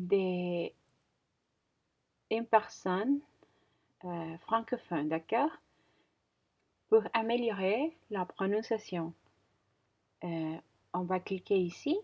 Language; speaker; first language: French; non-native, learner; Spanish